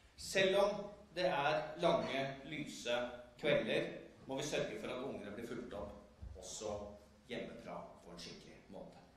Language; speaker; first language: Norwegian; native; Norwegian